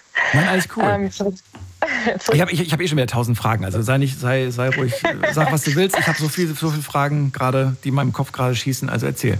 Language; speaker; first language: German; native; German